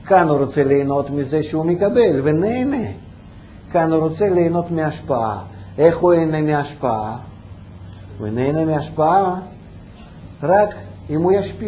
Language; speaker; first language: Hebrew; non-native, fluent; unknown